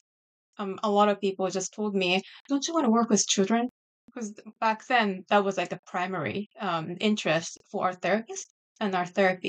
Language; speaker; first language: English; non-native, fluent; Japanese